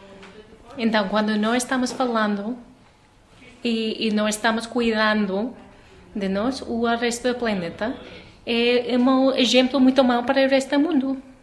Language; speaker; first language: Portuguese; non-native, learner; English